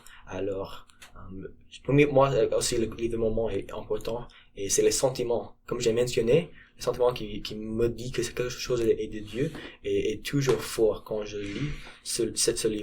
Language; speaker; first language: French; non-native, learner; English